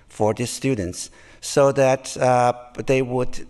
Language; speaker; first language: English; non-native, fluent; Chinese